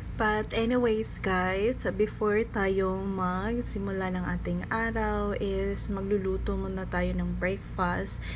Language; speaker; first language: Filipino; non-native, local second language; Cebuano